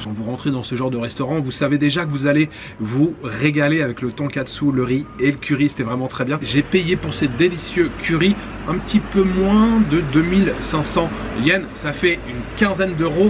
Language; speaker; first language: French; native; French